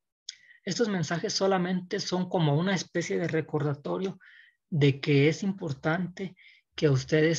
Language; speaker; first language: Spanish; native; Spanish